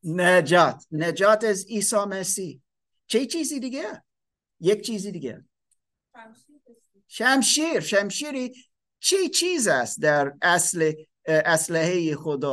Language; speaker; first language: Persian; non-native, fluent; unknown